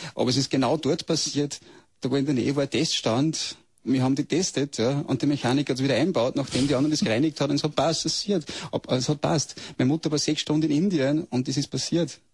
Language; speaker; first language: German; native; German